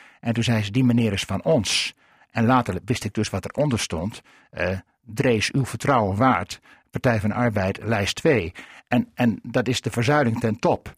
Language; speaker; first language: Dutch; native; Dutch